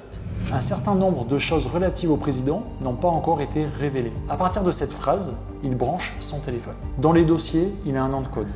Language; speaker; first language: French; native; French